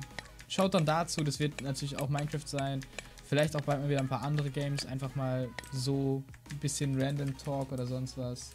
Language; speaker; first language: German; native; German